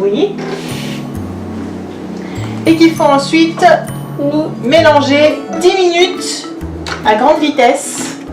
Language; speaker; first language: French; native; French